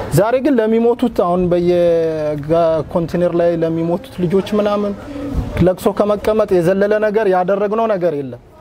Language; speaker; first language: Amharic; non-native, local second language; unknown